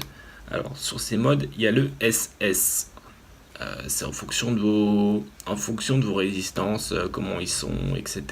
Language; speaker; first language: French; native; French